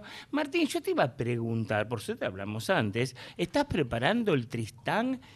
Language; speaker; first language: Spanish; native; Spanish